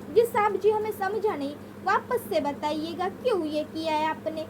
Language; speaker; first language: Hindi; non-native, local second language; Marathi